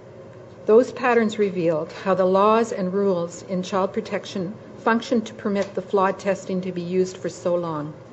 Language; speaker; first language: English; native; English